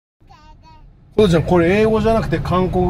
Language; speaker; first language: Japanese; native; Japanese